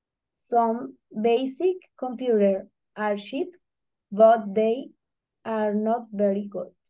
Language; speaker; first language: English; non-native, learner; Spanish